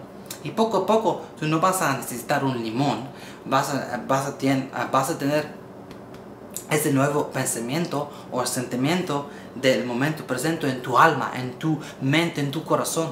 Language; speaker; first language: Spanish; non-native, learner; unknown